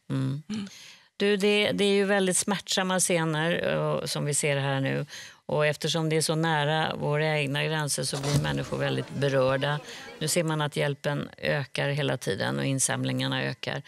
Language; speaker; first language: Swedish; native; Swedish